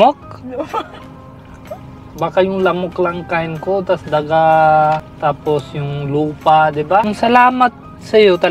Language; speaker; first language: Filipino; non-native, learner; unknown